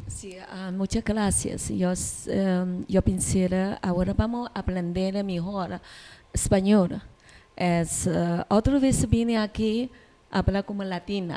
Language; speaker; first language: Spanish; non-native, learner; Chinese